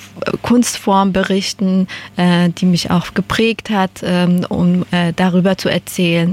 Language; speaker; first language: German; non-native, fluent; Persian